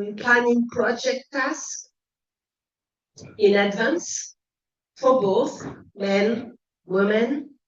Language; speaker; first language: English; non-native, fluent; French